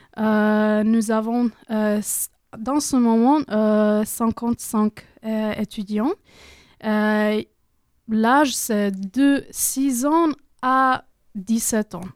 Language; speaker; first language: French; non-native, learner; Croatian